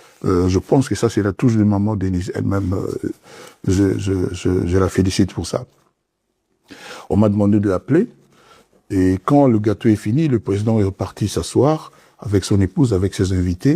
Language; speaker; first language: French; non-native, local second language; Lingala